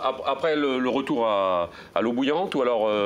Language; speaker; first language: French; native; French